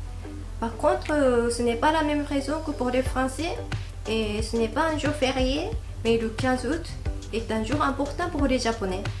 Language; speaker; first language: French; non-native, fluent; Japanese